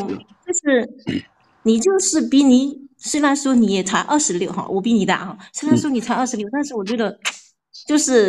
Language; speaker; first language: Chinese; native; Chinese